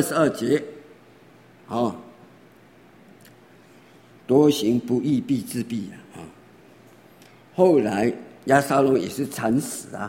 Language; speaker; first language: Chinese; native; Chinese